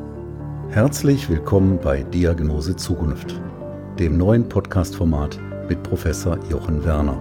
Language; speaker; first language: German; native; German